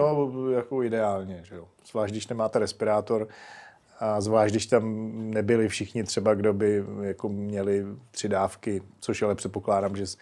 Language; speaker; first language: Czech; native; Czech